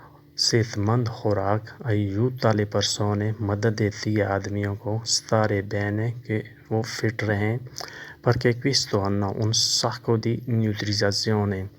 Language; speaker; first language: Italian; non-native, learner; Urdu